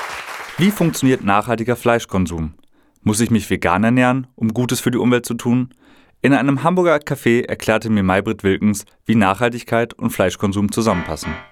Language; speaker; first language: German; native; German